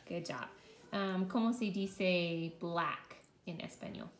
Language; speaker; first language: Spanish; non-native, fluent; English